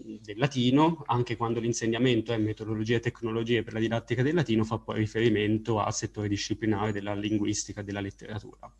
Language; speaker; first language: Italian; native; Italian